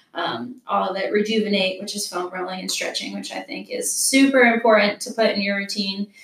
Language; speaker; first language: English; native; English